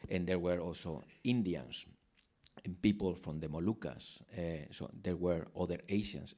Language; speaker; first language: English; non-native, fluent; Spanish